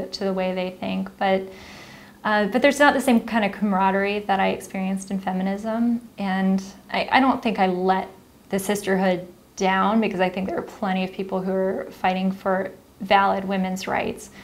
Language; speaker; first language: English; native; English